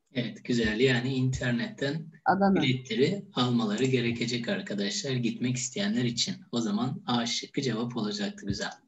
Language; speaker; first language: Turkish; native; Turkish